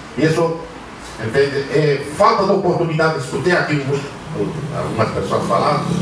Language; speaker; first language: Portuguese; non-native, fluent; Spanish